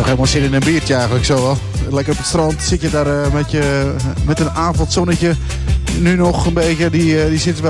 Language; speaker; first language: Dutch; native; Dutch